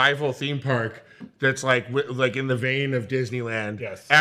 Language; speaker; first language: English; native; English